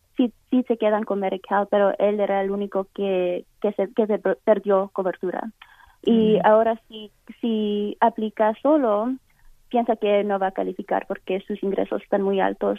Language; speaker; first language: Spanish; early bilingual, heritage; Spanish